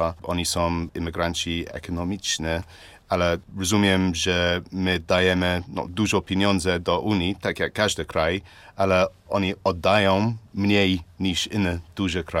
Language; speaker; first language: Polish; non-native, learner; English